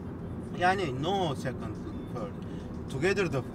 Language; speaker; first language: English; non-native, learner; Turkish